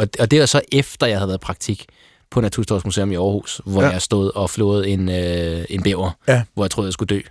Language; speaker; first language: Danish; early bilingual, other home language; Persian